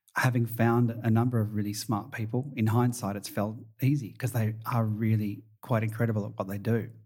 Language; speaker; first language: English; native; English